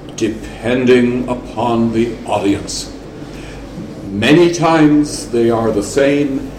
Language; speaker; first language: English; native; English